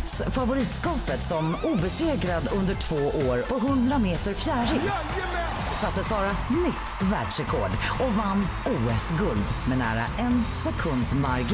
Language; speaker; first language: Swedish; native; Swedish